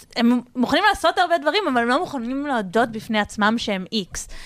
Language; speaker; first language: Hebrew; early bilingual, other home language; English